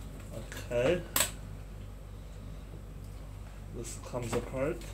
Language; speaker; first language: English; native; English